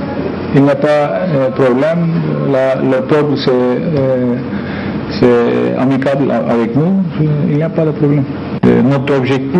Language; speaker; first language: French; non-native, learner; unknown